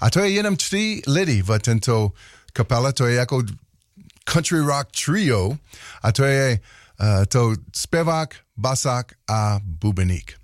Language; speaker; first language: Czech; non-native, learner; English